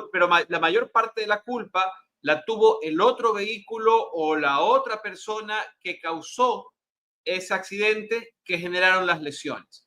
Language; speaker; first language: Spanish; native; Spanish